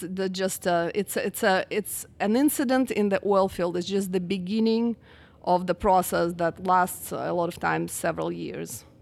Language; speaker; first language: English; non-native, fluent; Russian